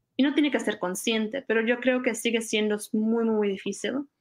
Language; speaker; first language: Spanish; non-native, fluent; Czech